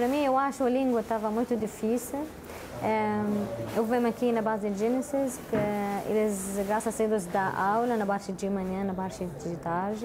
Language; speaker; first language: Portuguese; non-native, learner; Arabic